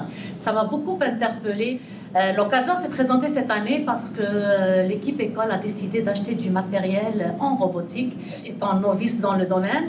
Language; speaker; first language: French; native; French